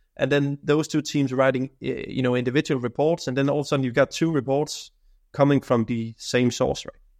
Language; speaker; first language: English; non-native, fluent; Danish